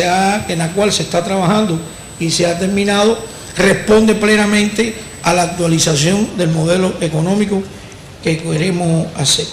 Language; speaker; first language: Spanish; native; Spanish